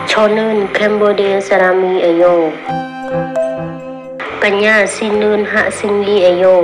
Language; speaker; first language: Korean; non-native, learner; Khmer